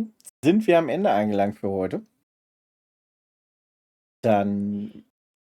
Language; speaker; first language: German; native; German